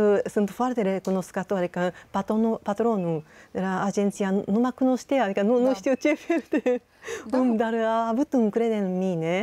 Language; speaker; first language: Romanian; non-native, fluent; Japanese